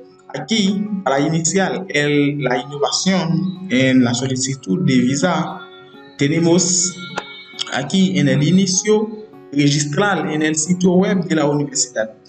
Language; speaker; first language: Spanish; non-native, learner; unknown